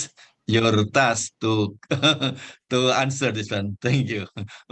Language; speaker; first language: English; non-native, fluent; Indonesian